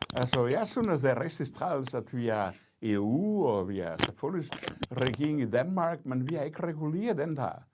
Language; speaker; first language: Danish; non-native, fluent; Portuguese